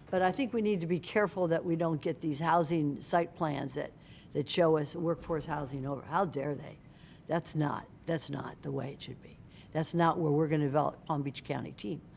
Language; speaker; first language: English; native; English